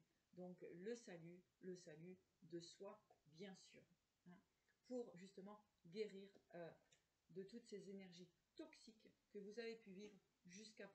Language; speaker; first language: French; native; French